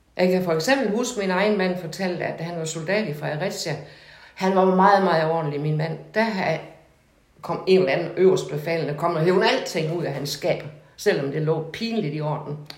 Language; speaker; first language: Danish; native; Danish